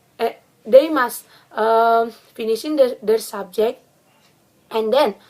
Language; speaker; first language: English; non-native, learner; Indonesian